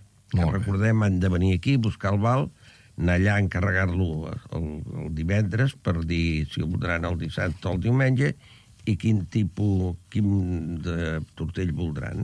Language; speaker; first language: Catalan; native; Catalan